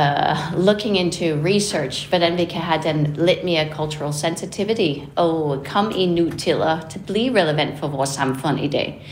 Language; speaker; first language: Danish; non-native, fluent; English